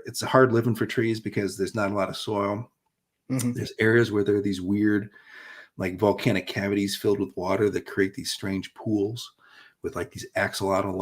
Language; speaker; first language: English; native; English